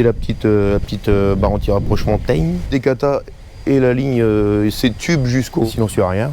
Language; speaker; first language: French; native; French